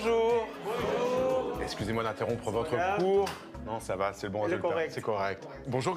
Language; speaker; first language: French; native; French